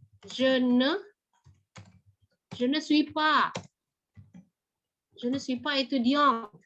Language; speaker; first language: French; non-native, fluent; Indonesian